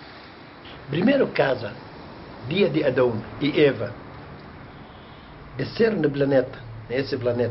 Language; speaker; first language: Portuguese; non-native, learner; Arabic